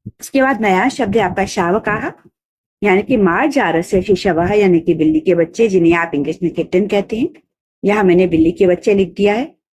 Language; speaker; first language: Hindi; native; Hindi